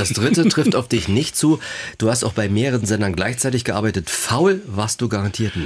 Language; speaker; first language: German; native; German